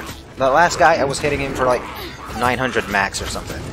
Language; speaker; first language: English; native; English